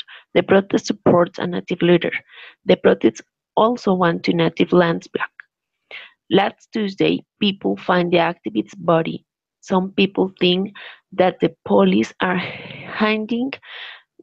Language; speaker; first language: English; non-native, learner; Spanish